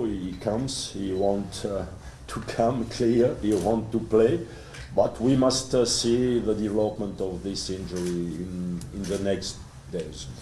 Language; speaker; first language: English; non-native, learner; French